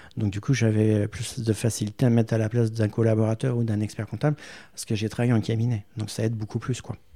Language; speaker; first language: French; native; French